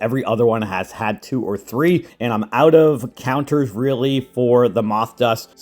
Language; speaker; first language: English; native; English